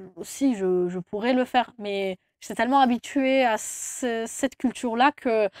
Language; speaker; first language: French; non-native, fluent; Turkish